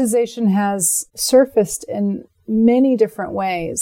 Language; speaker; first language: English; native; English